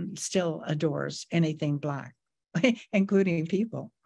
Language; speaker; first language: English; native; English